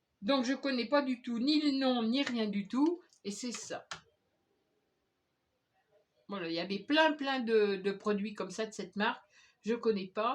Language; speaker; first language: French; native; French